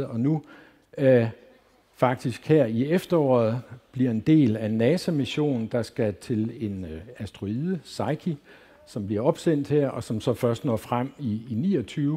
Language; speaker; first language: Danish; native; Danish